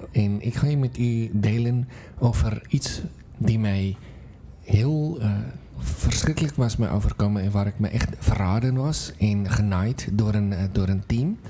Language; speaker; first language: Dutch; non-native, fluent; Afrikaans